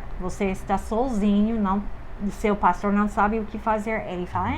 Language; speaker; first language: Portuguese; non-native, fluent; English